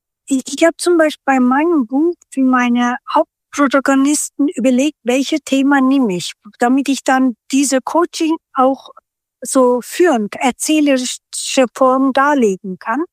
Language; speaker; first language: German; non-native, fluent; Turkish